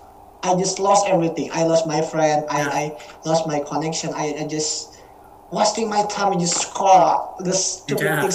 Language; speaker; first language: English; non-native, learner; Indonesian